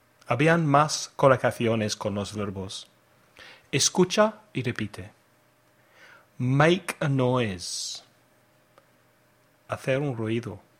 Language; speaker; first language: Spanish; non-native, fluent; English